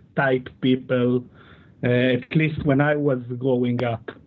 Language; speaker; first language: English; non-native, fluent; Hebrew